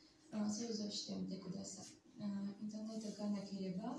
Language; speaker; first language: Japanese; non-native, fluent; Armenian